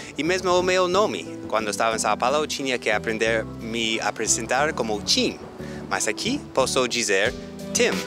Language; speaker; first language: Portuguese; non-native, fluent; English